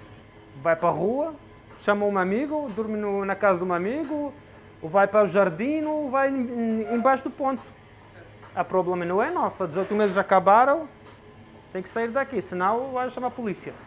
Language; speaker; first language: Portuguese; non-native, fluent; Arabic